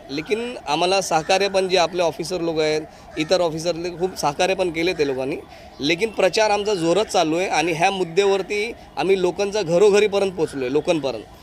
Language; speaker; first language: Marathi; non-native, local second language; Hindi